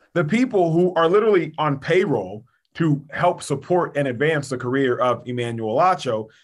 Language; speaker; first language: English; early bilingual, other home language; Yoruba